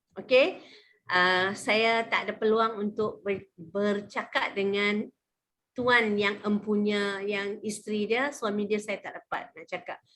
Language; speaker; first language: Malay; native; Malay